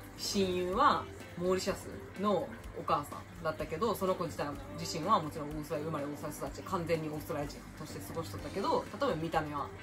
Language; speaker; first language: Japanese; native; Japanese